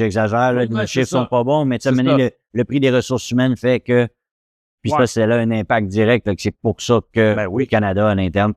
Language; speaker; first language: French; native; French